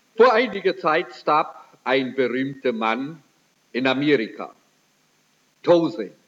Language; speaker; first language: German; early bilingual, heritage; German